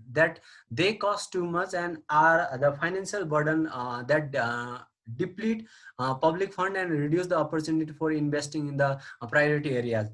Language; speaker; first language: English; non-native, local second language; Nepali